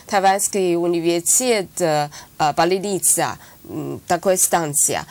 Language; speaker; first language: Russian; non-native, learner; Chinese